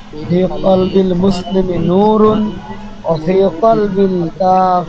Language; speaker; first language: Arabic; non-native, learner; Bangla